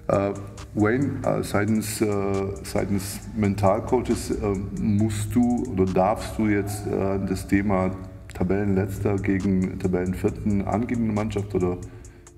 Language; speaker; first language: German; native; German